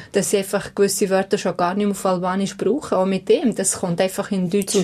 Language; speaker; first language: German; early bilingual, other home language; Albanian